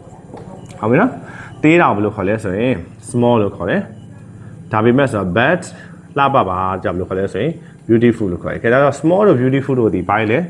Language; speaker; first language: Burmese; native; Burmese